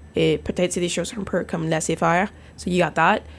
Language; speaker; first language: French; non-native, fluent; English